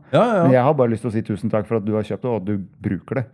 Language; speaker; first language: Norwegian; native; Norwegian